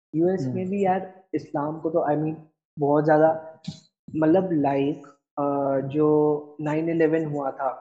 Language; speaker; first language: Hindi; native; Hindi